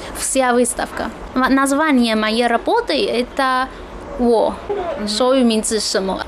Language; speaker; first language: Russian; non-native, fluent; Chinese